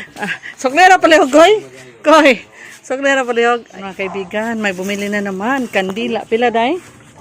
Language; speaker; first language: Filipino; non-native, local second language; Cebuano